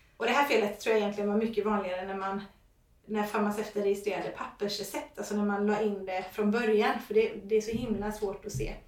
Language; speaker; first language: Swedish; non-native, fluent; English